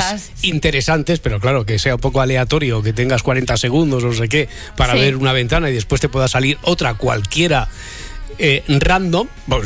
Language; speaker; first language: Spanish; native; Spanish